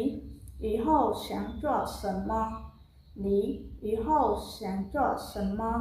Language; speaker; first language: Chinese; non-native, fluent; Khmer